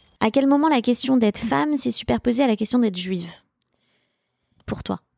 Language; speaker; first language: French; native; French